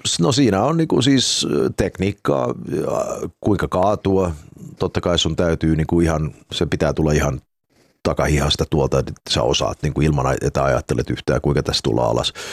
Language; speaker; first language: Finnish; early bilingual, heritage; Finnish